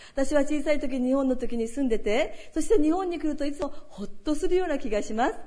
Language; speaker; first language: Japanese; early bilingual, other home language; Korean